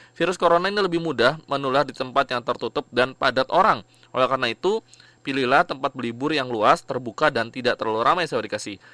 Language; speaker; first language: Indonesian; native; Indonesian